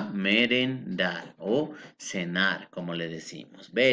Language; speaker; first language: Spanish; native; Spanish